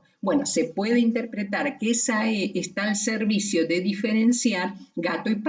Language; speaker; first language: Spanish; native; Spanish